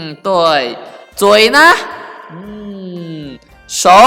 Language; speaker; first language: Chinese; non-native, fluent; Indonesian